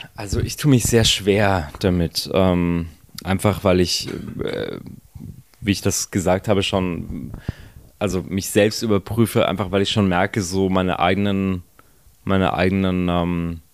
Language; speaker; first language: German; native; German